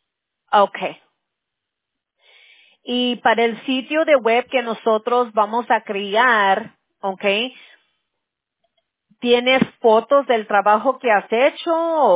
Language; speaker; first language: Spanish; non-native, local second language; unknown